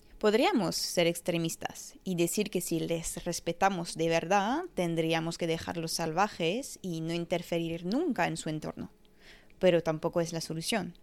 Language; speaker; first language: Spanish; non-native, fluent; French